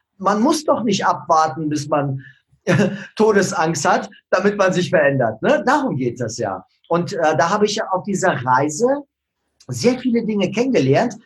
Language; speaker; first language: German; early bilingual, other home language; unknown